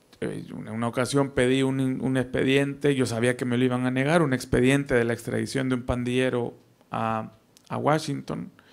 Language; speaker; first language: Spanish; native; Spanish